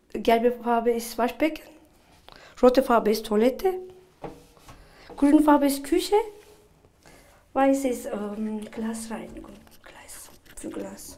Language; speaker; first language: German; non-native, learner; Turkish